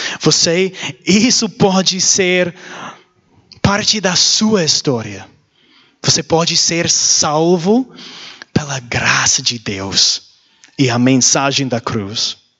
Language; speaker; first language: Portuguese; non-native, learner; English